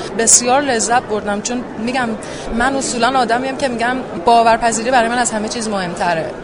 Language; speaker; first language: Persian; native; Persian